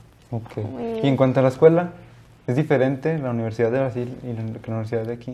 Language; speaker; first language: Spanish; native; Spanish